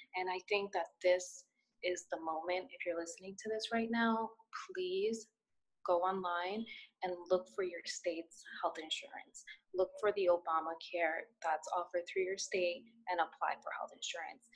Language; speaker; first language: English; early bilingual, other home language; Spanish